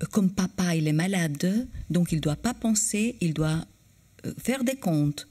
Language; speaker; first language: French; non-native, fluent; Albanian